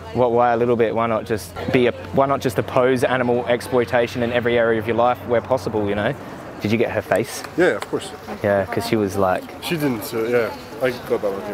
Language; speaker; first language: English; native; English